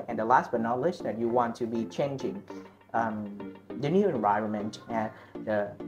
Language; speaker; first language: English; non-native, learner; Vietnamese